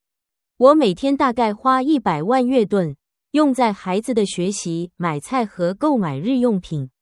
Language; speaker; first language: Chinese; non-native, learner; Vietnamese